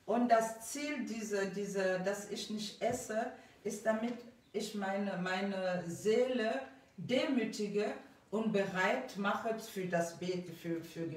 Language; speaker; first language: German; non-native, fluent; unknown